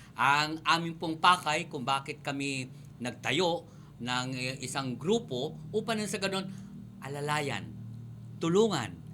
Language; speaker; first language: Filipino; non-native, local second language; Pampanga